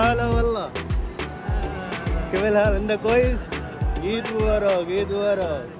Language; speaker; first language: Arabic; non-native, learner; Bangla